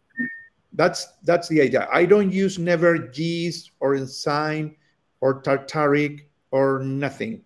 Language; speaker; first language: English; non-native, learner; Spanish